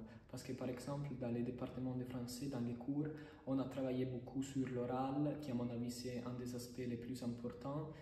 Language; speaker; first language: French; non-native, fluent; Italian